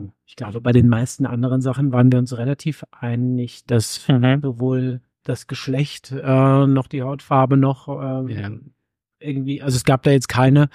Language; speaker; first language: German; native; German